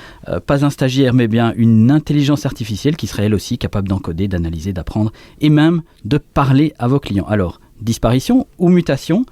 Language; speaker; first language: French; native; French